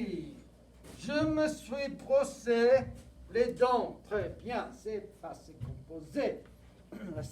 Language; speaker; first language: French; non-native, fluent; English